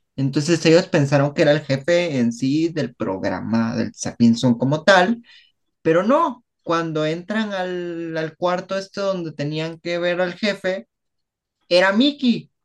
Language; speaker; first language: Spanish; native; Spanish